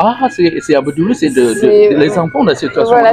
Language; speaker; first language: French; non-native, learner; Indonesian